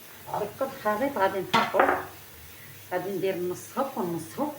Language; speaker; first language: Arabic; native; Arabic